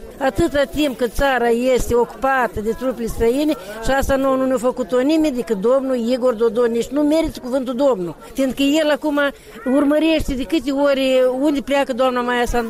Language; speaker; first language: Romanian; native; Romanian